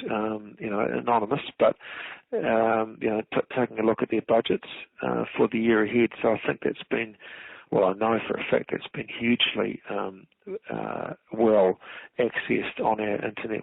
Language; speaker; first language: English; native; English